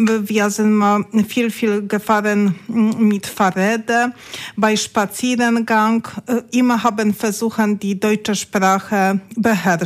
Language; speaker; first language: German; non-native, learner; Polish